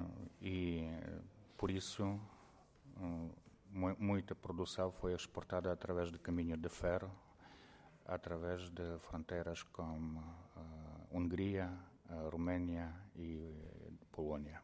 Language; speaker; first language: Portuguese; non-native, fluent; Ukrainian